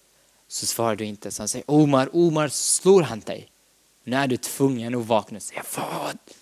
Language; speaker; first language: Swedish; non-native, fluent; Arabic